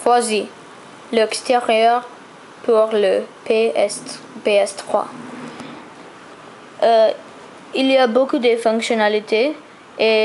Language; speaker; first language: French; non-native, learner; English